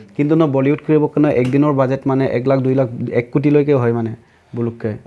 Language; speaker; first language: Assamese; non-native, local second language; Mising